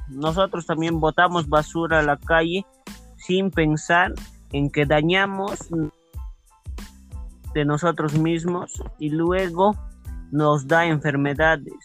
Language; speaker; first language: Spanish; native; Spanish